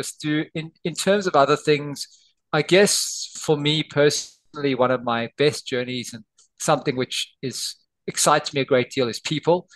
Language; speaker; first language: English; native; English